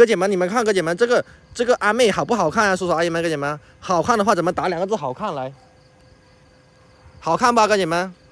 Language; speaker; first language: Chinese; native; Chinese